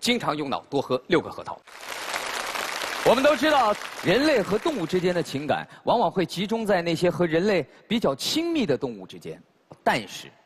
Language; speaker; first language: Chinese; native; Chinese